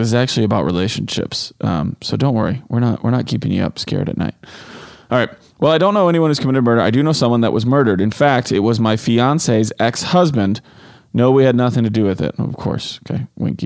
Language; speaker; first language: English; native; English